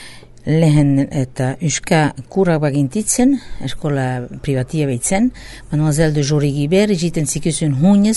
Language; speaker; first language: Basque; native; Basque